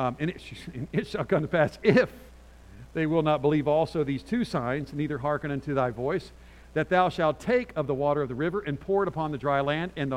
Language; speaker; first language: English; native; English